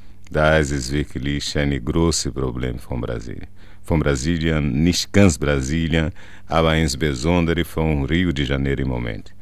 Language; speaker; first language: German; non-native, learner; Portuguese